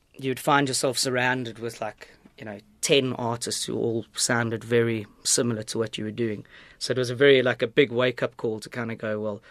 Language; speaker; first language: English; native; English